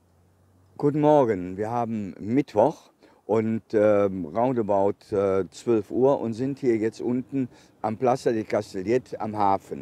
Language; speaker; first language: German; native; German